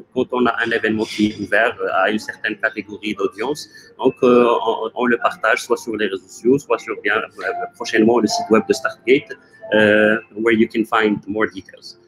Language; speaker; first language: French; non-native, local second language; Arabic